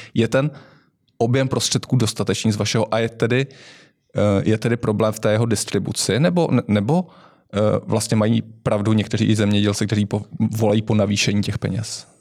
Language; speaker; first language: Czech; native; Czech